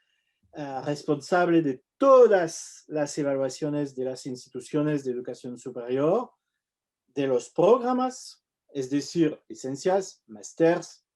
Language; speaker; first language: Spanish; non-native, fluent; French